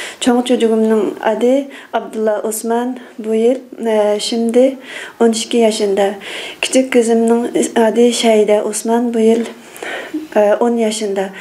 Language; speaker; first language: Turkish; non-native, learner; Uyghur